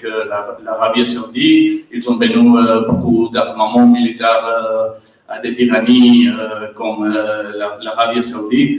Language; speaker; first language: French; non-native, learner; Catalan